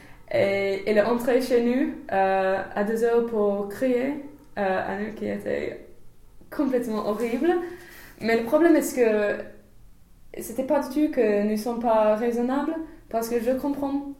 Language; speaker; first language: French; non-native, learner; English